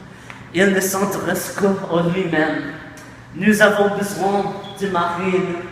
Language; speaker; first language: French; non-native, learner; English